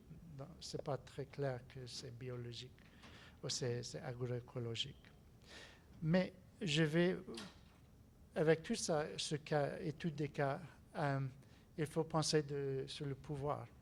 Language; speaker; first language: French; non-native, learner; English